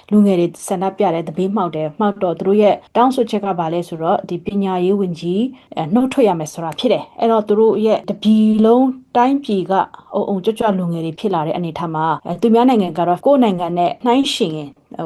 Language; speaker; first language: Burmese; non-native, local second language; Tedim Chin